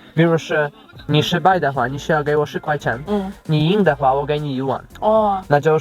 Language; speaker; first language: Chinese; non-native, learner; Polish